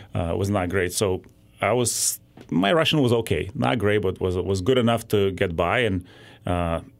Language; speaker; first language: English; non-native, fluent; Lithuanian